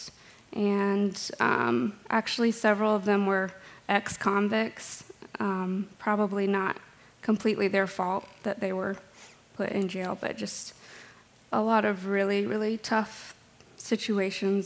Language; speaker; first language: English; native; English